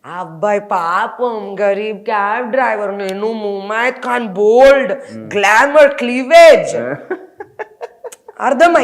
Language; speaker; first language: Telugu; non-native, learner; Hindi